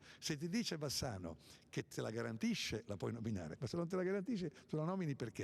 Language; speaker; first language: Italian; native; Italian